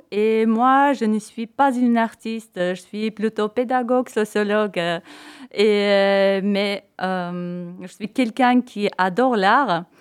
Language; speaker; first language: French; non-native, fluent; Armenian